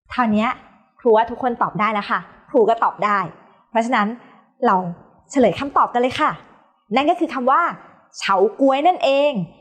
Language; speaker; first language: Thai; native; Thai